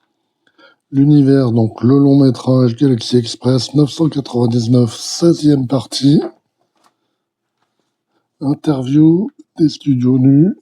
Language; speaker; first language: French; native; French